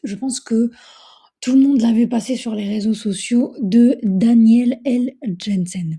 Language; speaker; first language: French; native; French